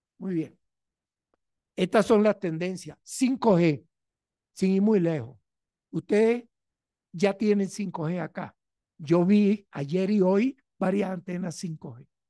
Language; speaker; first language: Spanish; native; Spanish